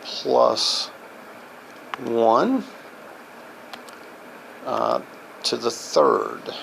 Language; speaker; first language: English; native; English